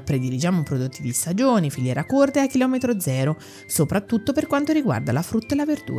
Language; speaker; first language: Italian; native; Italian